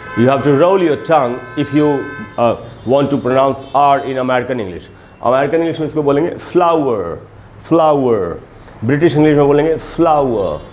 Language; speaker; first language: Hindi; native; Hindi